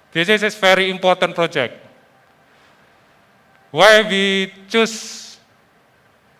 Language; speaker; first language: English; non-native, fluent; Indonesian